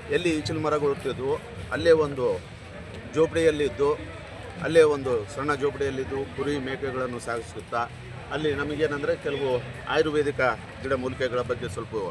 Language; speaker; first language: Kannada; native; Kannada